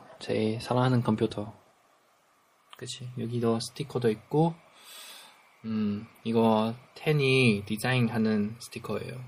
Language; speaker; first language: Korean; non-native, fluent; Chinese